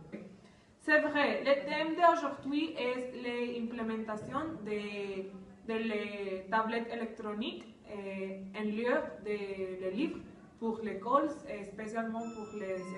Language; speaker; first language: French; non-native, learner; Spanish